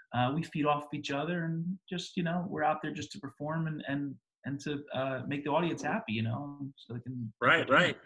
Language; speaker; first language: English; native; English